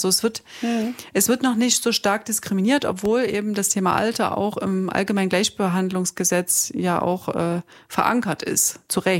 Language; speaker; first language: German; native; German